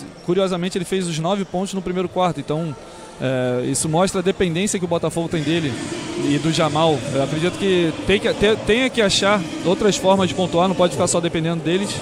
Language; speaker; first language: Portuguese; native; Portuguese